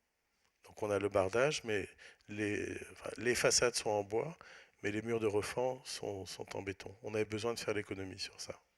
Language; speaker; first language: French; native; French